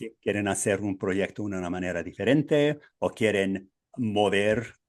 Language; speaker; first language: Spanish; non-native, fluent; English